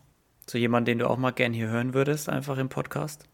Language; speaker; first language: German; native; German